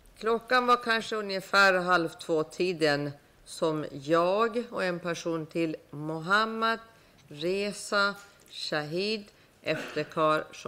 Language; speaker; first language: Swedish; non-native, fluent; Persian